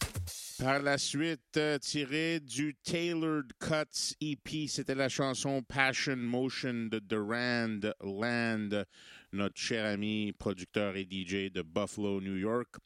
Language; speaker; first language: French; native; French